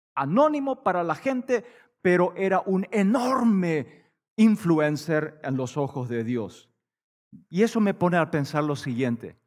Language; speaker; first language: Spanish; native; Spanish